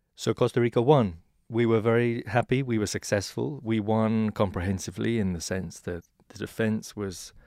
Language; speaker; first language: English; native; English